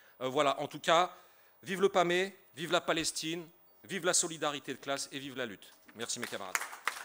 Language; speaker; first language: French; native; French